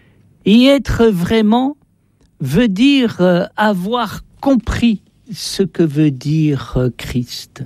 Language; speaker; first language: French; native; French